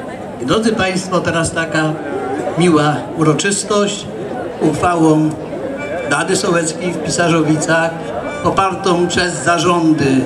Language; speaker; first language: Polish; native; Polish